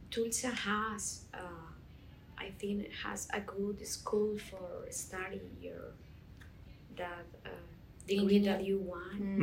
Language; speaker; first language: English; non-native, learner; Spanish